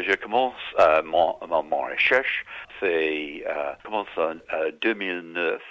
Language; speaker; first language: French; non-native, learner; English